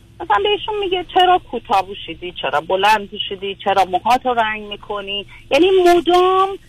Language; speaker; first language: Persian; native; Persian